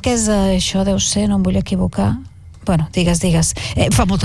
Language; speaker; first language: Catalan; native; Catalan